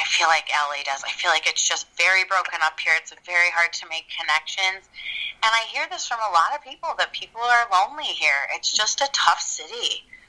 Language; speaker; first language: English; native; English